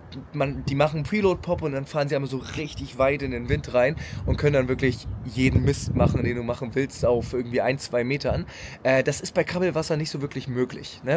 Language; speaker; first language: German; native; German